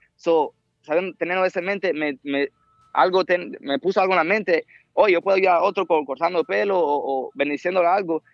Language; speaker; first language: Spanish; early bilingual, heritage; Spanish